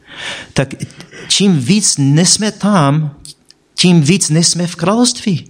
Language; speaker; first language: Czech; non-native, fluent; English